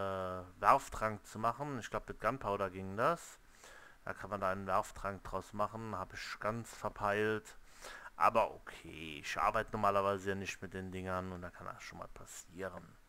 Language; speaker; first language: German; native; German